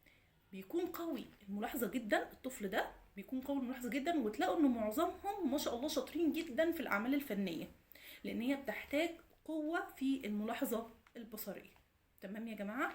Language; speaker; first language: Arabic; native; Arabic